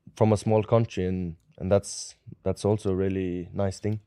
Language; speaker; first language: English; non-native, fluent; Norwegian